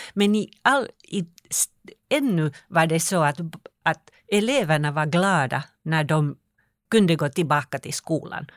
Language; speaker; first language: Swedish; non-native, local second language; Finnish